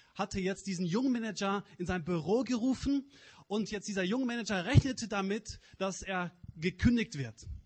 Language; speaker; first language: German; native; German